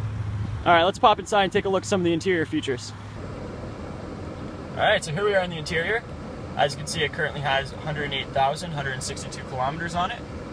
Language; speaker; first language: English; native; English